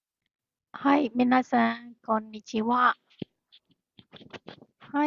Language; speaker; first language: Japanese; non-native, fluent; Burmese